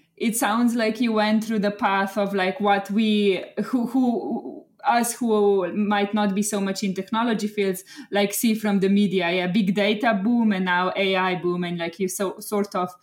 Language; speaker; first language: English; non-native, fluent; Slovenian